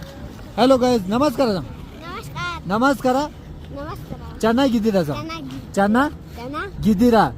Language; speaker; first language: Kannada; non-native, local second language; Ladakhi